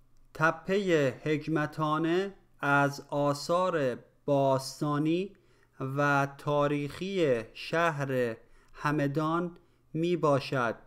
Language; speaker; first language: Persian; native; Persian